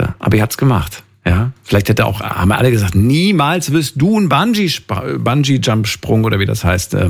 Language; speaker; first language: German; native; German